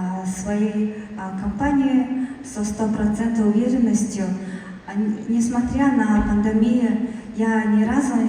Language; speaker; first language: Russian; non-native, learner; Mongolian